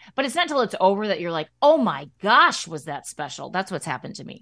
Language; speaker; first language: English; native; English